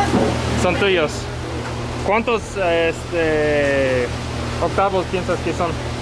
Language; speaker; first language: Spanish; non-native, learner; English